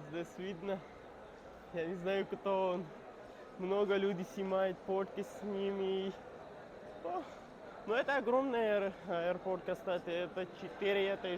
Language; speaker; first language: Russian; non-native, learner; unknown